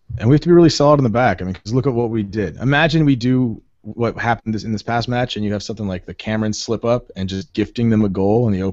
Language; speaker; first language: English; native; English